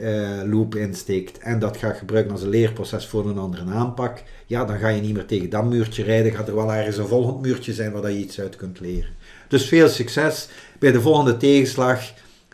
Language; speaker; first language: Dutch; native; Dutch